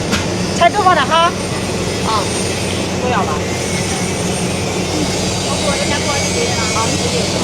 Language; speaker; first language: Chinese; native; Chinese